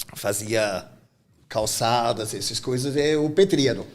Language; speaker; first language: Portuguese; non-native, fluent; German